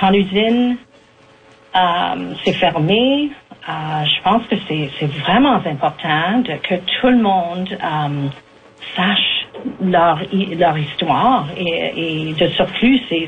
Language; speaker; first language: French; native; French